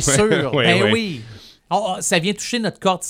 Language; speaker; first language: French; native; French